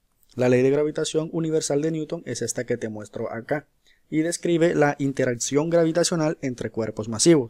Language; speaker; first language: Spanish; native; Spanish